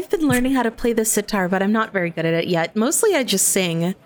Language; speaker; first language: English; native; English